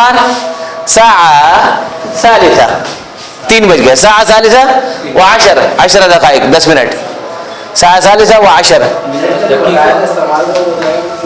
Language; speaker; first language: Arabic; non-native, fluent; Urdu